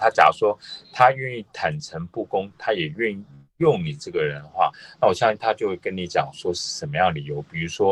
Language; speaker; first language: Chinese; native; Chinese